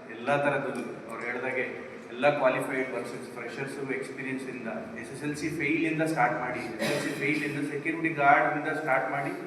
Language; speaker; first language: Kannada; native; Kannada